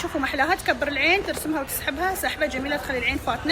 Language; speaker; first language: Arabic; native; Arabic